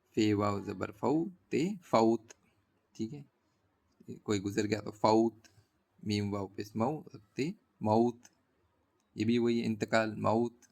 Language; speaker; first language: Hindi; native; Hindi